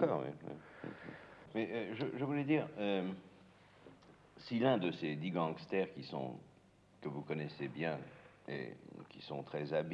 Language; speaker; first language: French; native; French